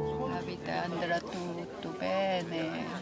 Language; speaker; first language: Italian; non-native, learner; Korean